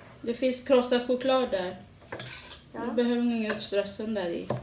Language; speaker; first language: Swedish; non-native, learner; Thai